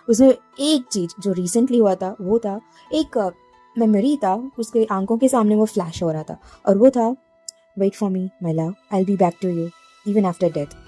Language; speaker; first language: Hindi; non-native, local second language; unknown